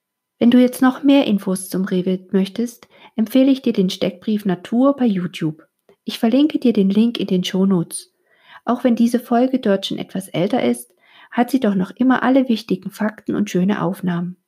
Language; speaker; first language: German; native; German